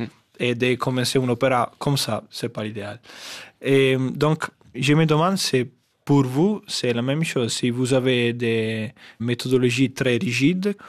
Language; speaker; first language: French; non-native, fluent; Italian